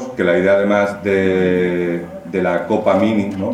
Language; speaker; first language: Spanish; native; Spanish